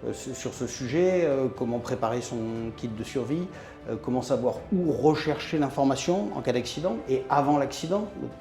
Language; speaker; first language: French; native; French